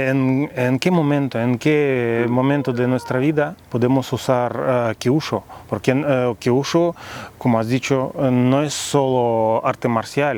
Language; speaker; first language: Spanish; non-native, fluent; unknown